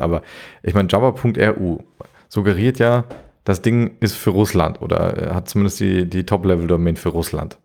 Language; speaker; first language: German; native; German